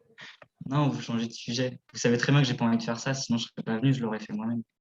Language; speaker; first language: French; native; French